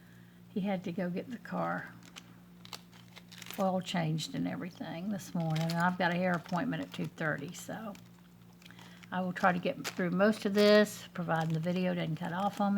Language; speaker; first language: English; native; English